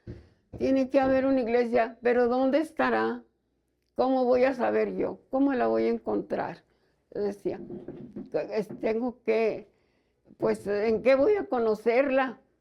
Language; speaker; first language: Spanish; native; Spanish